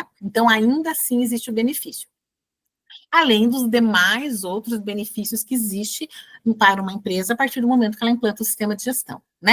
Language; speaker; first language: Portuguese; native; Portuguese